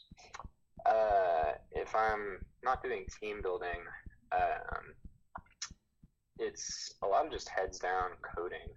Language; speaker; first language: English; native; English